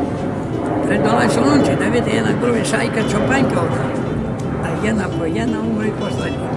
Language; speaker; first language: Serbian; early bilingual, heritage; Greek